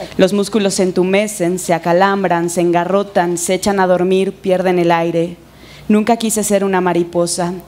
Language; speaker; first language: Spanish; native; Spanish